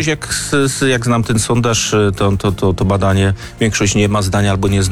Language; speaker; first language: Polish; native; Polish